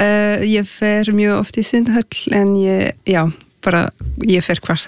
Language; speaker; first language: Icelandic; non-native, fluent; French